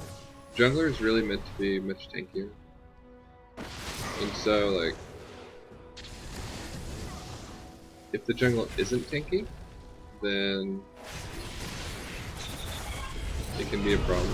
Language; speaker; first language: English; native; English